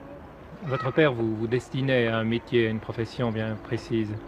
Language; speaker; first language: French; native; French